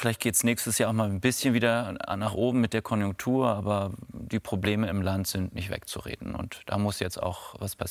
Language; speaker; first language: German; native; German